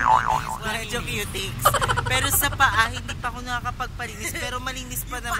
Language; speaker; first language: Filipino; native; Filipino